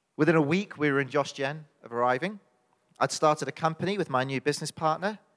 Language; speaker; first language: English; native; English